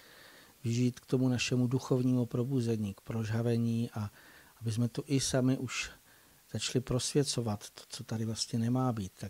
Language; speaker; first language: Czech; native; Czech